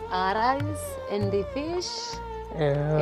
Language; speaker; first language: English; non-native, learner; Swahili